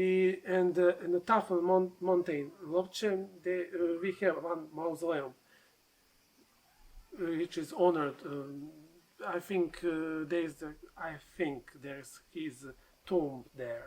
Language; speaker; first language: English; non-native, learner; Serbian